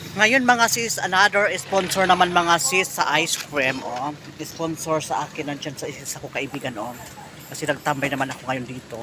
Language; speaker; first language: Filipino; native; Filipino